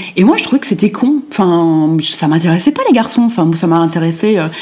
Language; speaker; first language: French; early bilingual, other home language; German